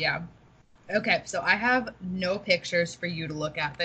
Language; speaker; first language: English; native; English